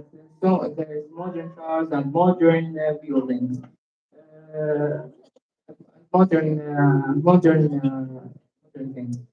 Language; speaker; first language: English; non-native, learner; Arabic